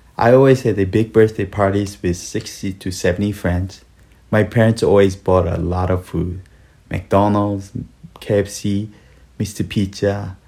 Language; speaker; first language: English; early bilingual, other home language; Korean